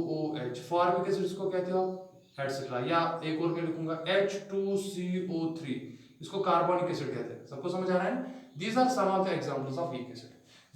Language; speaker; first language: Hindi; non-native, local second language; Kashmiri